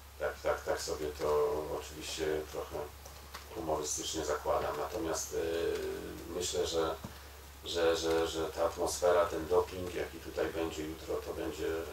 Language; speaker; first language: Polish; native; Polish